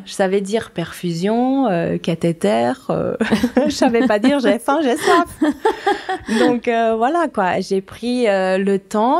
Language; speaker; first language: French; non-native, fluent; Portuguese